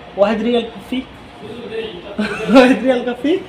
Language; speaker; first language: Arabic; non-native, learner; Bangla